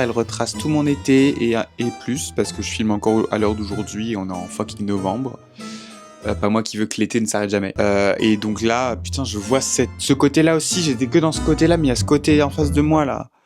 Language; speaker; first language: French; native; French